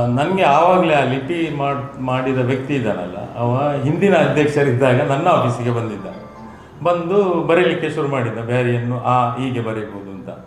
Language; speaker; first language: Kannada; non-native, local second language; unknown